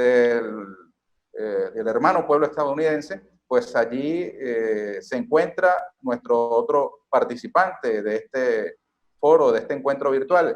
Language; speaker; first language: Spanish; native; Spanish